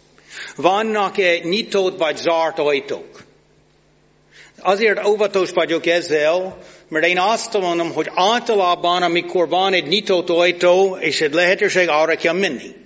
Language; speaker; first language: Hungarian; non-native, fluent; English